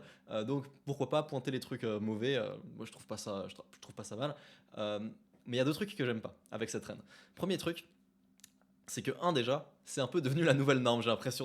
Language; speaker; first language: French; native; French